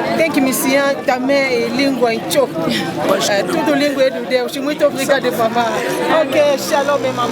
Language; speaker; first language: Portuguese; non-native, learner; Lingala